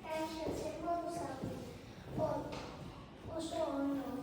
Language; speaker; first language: Basque; non-native, learner; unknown